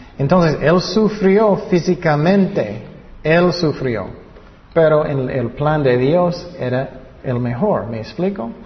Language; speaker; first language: Spanish; non-native, fluent; English